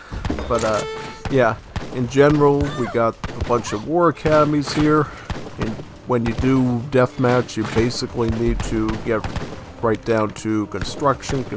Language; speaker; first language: English; native; English